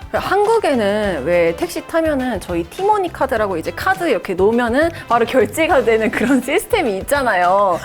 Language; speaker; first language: Korean; native; Korean